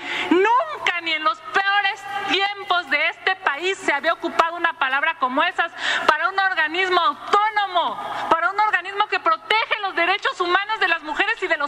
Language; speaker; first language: Spanish; native; Spanish